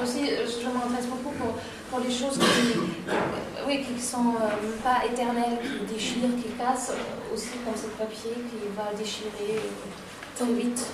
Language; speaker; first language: French; non-native, fluent; German